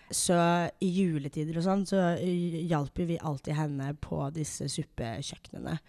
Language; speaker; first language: Norwegian; early bilingual, other home language; English